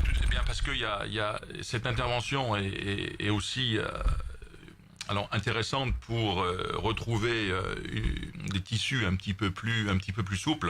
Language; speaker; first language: French; native; French